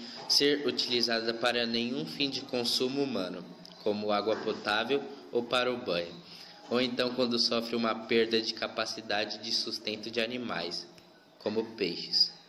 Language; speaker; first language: Portuguese; native; Portuguese